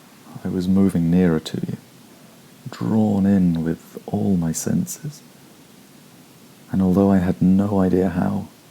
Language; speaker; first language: English; native; English